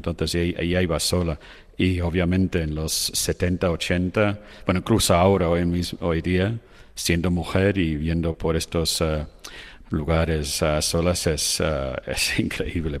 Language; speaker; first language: Spanish; non-native, fluent; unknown